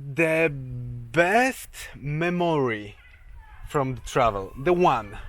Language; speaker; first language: English; non-native, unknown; Polish